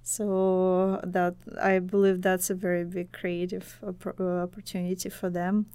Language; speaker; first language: English; non-native, fluent; Russian